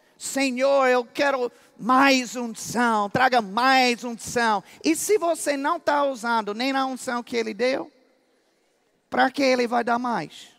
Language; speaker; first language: Portuguese; non-native, fluent; English